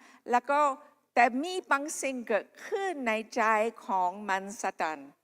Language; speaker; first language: Thai; non-native, local second language; Akha